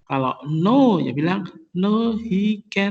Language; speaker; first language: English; non-native, fluent; Indonesian